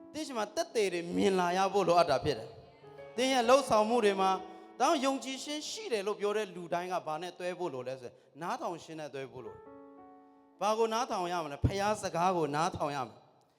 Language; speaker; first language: Burmese; non-native, local second language; Kachin